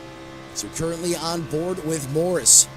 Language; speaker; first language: English; native; English